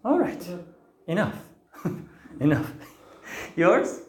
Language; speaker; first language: English; non-native, fluent; Turkish